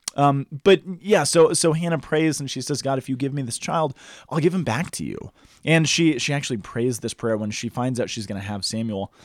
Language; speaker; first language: English; native; English